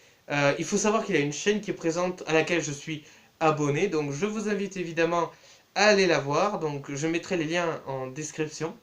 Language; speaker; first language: French; native; French